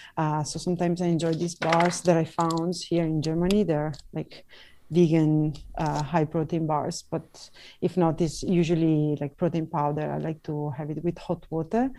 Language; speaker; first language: English; non-native, fluent; Italian